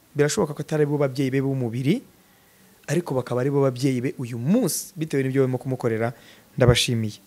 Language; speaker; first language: Kinyarwanda; native; Kinyarwanda